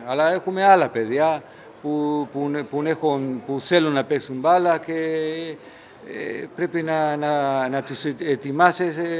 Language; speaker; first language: Greek; non-native, fluent; Spanish